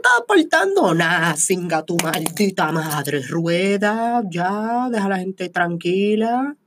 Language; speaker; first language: Spanish; early bilingual, heritage; Spanish